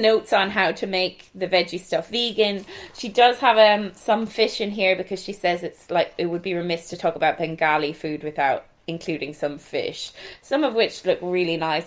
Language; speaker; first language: English; native; English